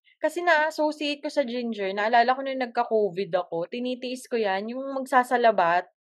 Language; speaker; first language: Filipino; native; Filipino